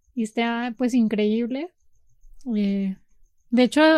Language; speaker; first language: Spanish; native; Spanish